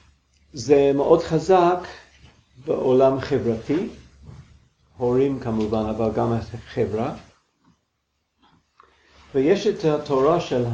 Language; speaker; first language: Hebrew; non-native, fluent; English